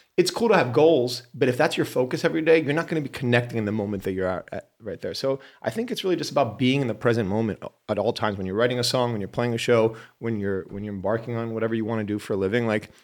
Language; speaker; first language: English; native; English